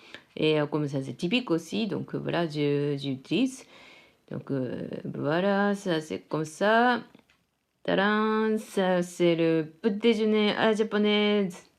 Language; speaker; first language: French; non-native, fluent; Japanese